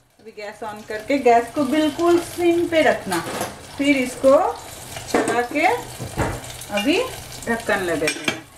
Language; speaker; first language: Hindi; non-native, local second language; Bangla